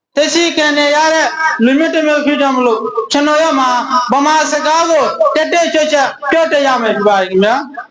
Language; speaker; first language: Burmese; non-native, local second language; Rohingya